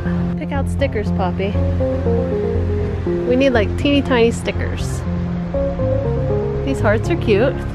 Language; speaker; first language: English; native; English